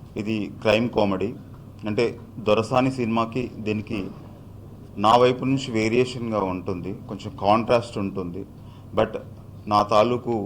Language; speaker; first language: Telugu; native; Telugu